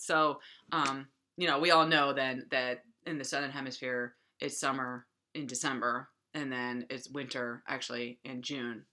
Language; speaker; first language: English; native; English